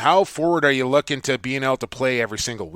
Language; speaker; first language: English; native; English